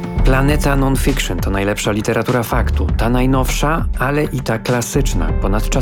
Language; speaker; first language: Polish; native; Polish